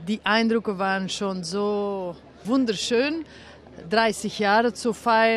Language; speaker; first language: German; non-native, fluent; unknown